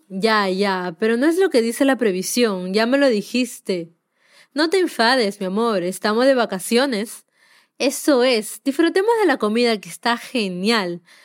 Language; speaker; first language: Spanish; native; Spanish